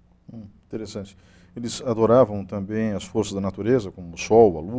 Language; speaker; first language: Portuguese; native; Portuguese